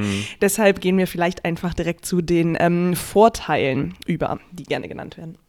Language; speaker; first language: German; native; German